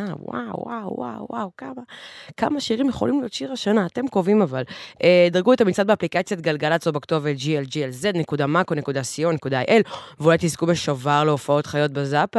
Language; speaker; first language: Hebrew; native; Hebrew